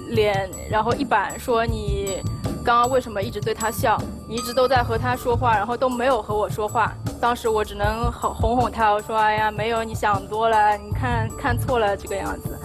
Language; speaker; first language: Chinese; native; Chinese